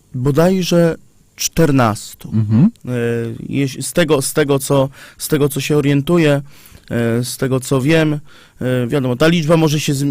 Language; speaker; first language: Polish; native; Polish